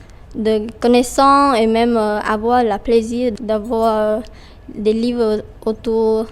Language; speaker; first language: French; non-native, fluent; Khmer